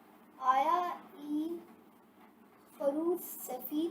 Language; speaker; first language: Persian; non-native, learner; Urdu